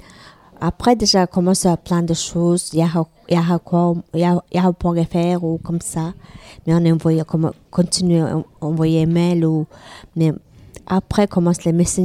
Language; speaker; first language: French; non-native, learner; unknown